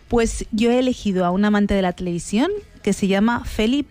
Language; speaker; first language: Spanish; native; Spanish